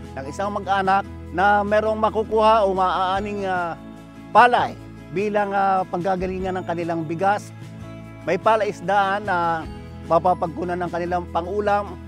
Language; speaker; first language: Filipino; native; Filipino